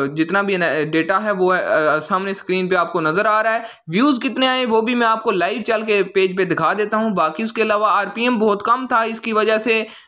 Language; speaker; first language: Urdu; non-native, local second language; Punjabi